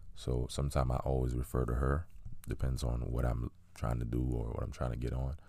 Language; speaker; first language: English; early bilingual, other home language; Haitian Creole